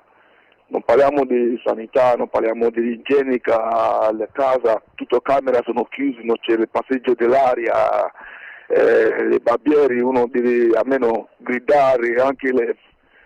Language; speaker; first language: Italian; non-native, fluent; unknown